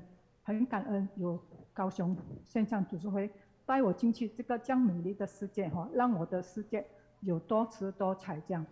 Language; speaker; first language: Chinese; non-native, learner; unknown